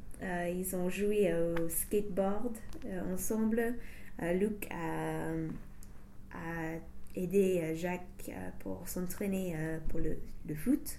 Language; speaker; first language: French; non-native, learner; English